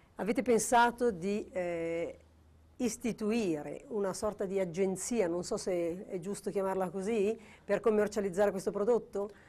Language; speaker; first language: Italian; native; Italian